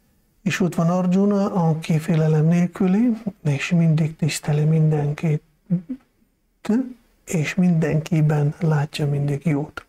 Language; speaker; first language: Hungarian; non-native, fluent; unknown